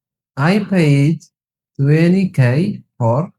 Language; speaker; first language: English; non-native, learner; Tigrinya